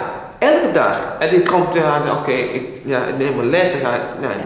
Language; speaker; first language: Dutch; non-native, fluent; English